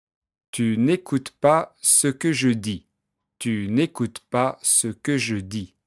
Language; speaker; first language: French; native; French